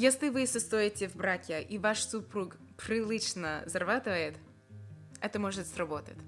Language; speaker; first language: Russian; non-native, fluent; English